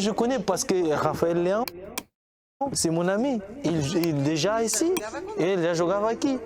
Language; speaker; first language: French; non-native, learner; Portuguese